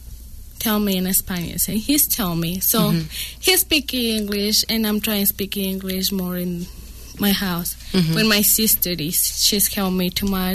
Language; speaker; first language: English; non-native, learner; Spanish